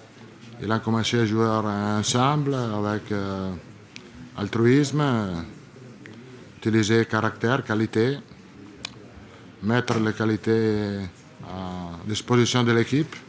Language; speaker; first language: French; non-native, learner; Italian